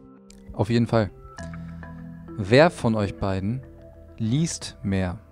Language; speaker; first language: German; native; German